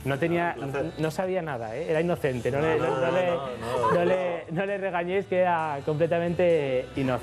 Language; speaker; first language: Spanish; native; Spanish